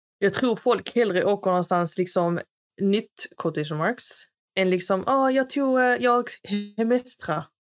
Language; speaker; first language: Swedish; non-native, fluent; Arabic